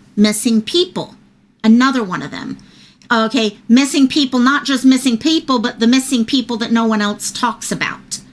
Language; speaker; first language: English; native; English